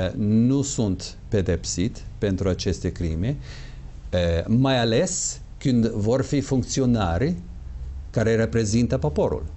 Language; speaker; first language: Romanian; non-native, fluent; English